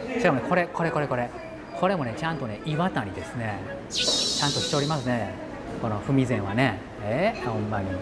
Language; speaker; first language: Japanese; native; Japanese